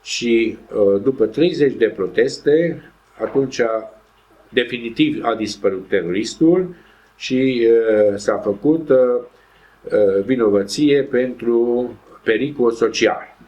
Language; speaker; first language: Romanian; non-native, local second language; Hungarian